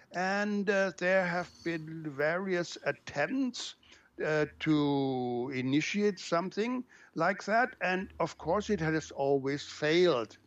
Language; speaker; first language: English; non-native, fluent; German